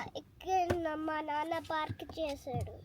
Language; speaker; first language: Telugu; early bilingual, heritage; Telugu